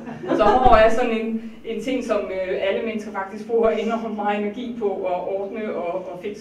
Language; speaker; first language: Danish; native; Danish